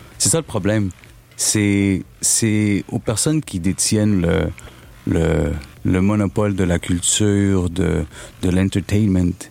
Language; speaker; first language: French; early bilingual, other home language; Spanish